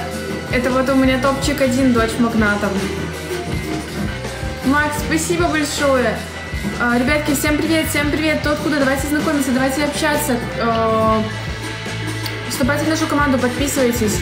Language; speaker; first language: Russian; native; Russian